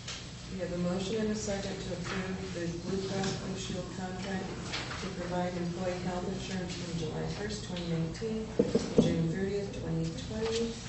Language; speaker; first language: English; native; English